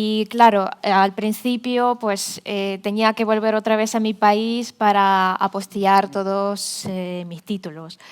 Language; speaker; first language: Spanish; non-native, fluent; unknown